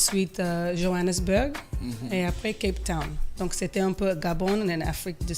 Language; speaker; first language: French; early bilingual, heritage; French